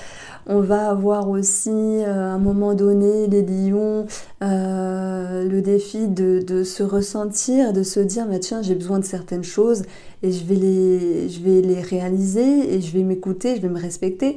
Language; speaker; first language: French; native; French